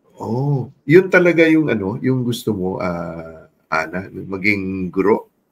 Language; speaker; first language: Filipino; non-native, local second language; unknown